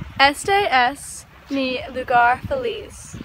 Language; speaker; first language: Spanish; non-native, learner; English